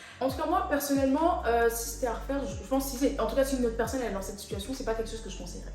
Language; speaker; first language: French; native; French